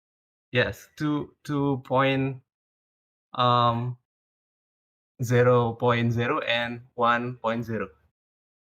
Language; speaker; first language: English; non-native, learner; Indonesian